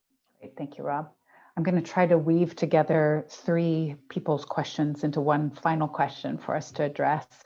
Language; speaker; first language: English; native; English